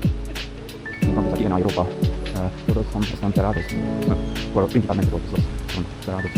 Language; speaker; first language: Spanish; non-native, learner; English